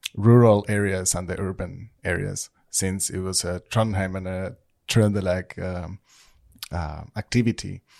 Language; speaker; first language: English; non-native, fluent; Spanish